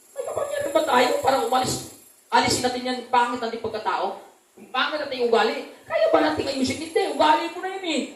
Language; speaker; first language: Filipino; non-native, local second language; Cebuano